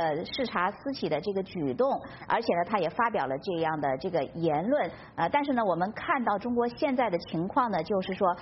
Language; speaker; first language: Chinese; native; Chinese